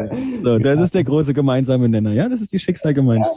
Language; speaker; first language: German; native; German